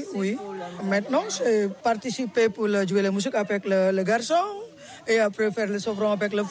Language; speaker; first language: French; non-native, learner; Indonesian